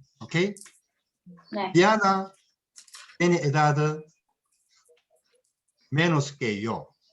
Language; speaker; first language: Spanish; non-native, learner; Korean